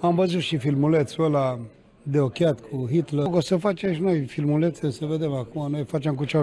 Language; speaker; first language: Romanian; native; Romanian